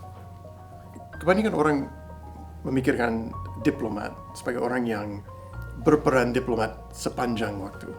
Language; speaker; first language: Indonesian; non-native, fluent; English